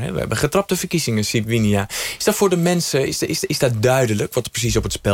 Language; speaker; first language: Dutch; native; Dutch